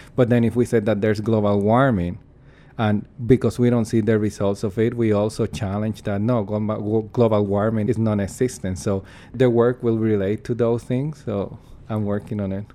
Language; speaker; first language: English; non-native, fluent; Spanish